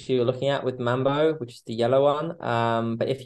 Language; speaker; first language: English; native; English